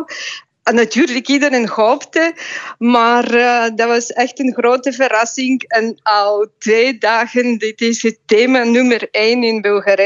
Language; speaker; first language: Dutch; non-native, fluent; Bulgarian